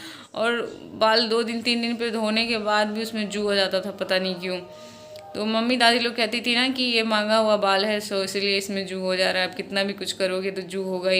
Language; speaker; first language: Hindi; non-native, local second language; Maithili